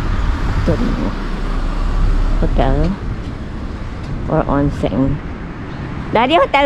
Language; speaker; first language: Filipino; native; Filipino